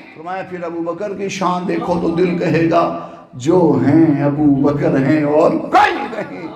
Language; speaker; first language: Urdu; non-native, local second language; Punjabi